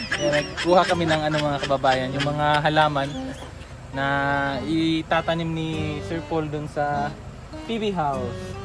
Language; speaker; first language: Filipino; non-native, local second language; Cebuano